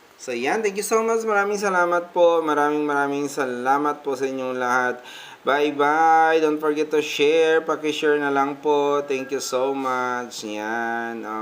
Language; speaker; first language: Filipino; native; Filipino